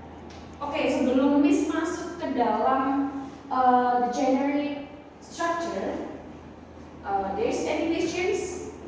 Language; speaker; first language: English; non-native, learner; Indonesian